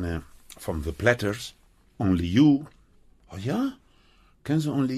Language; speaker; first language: German; non-native, fluent; Spanish